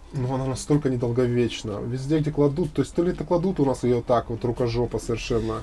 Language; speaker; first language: Russian; native; Russian